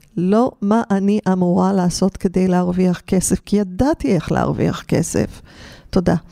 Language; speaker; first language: Hebrew; non-native, fluent; English